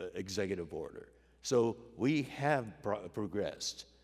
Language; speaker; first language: English; native; English